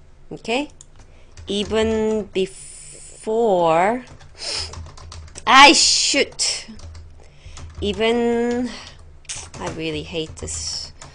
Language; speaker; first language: English; non-native, fluent; Korean